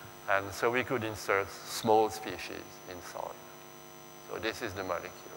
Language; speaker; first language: English; non-native, fluent; French